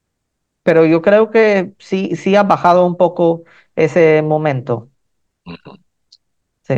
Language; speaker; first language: Spanish; non-native, fluent; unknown